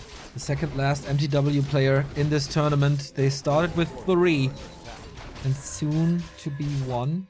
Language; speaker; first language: English; non-native, fluent; German